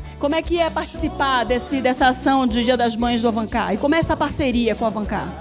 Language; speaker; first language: Portuguese; native; Portuguese